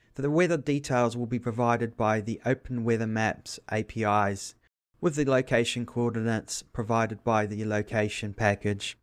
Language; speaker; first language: English; native; English